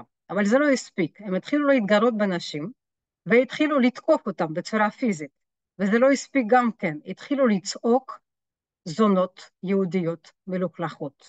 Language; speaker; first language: Hebrew; non-native, fluent; French